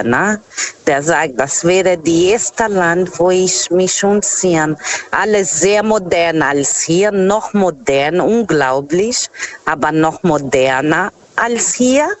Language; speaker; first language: German; non-native, fluent; Portuguese